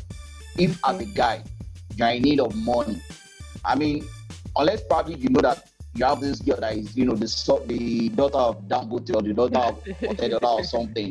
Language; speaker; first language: English; non-native, local second language; Yoruba